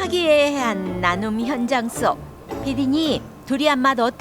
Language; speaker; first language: Korean; native; Korean